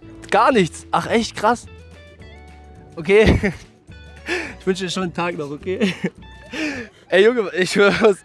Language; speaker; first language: German; native; German